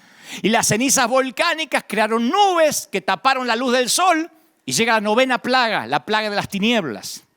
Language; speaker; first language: Spanish; native; Spanish